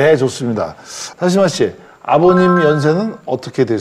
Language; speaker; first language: Korean; native; Korean